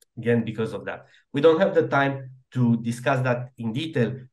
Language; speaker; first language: English; non-native, fluent; Romanian